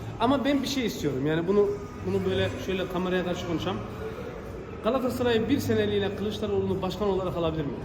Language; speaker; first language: Turkish; early bilingual, heritage; Turkish